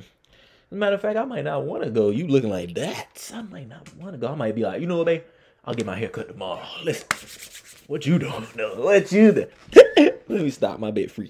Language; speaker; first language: English; native; English